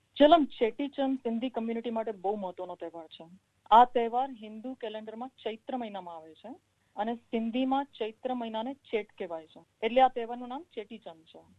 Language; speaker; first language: Gujarati; non-native, local second language; Sindhi